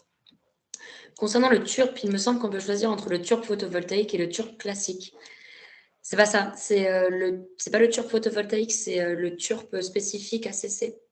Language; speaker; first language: French; native; French